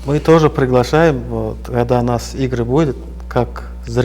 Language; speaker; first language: Russian; non-native, fluent; Turkmen